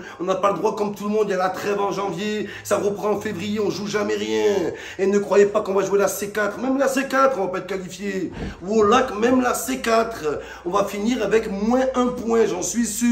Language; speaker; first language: French; native; French